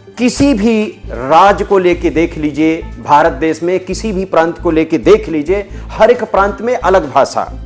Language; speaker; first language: Hindi; native; Hindi